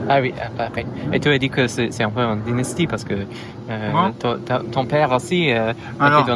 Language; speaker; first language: French; non-native, fluent; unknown